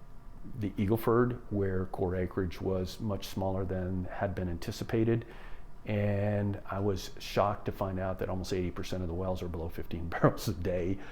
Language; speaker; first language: English; native; English